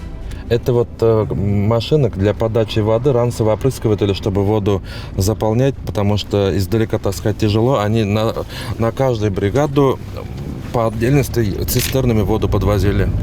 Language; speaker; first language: Russian; native; Russian